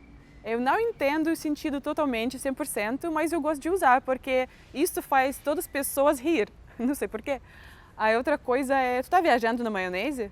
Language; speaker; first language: Portuguese; non-native, fluent; Russian